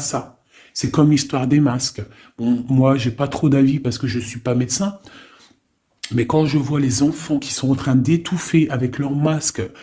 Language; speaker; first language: French; native; French